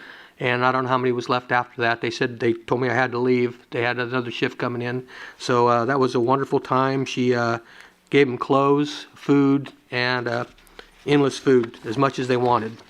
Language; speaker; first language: English; native; English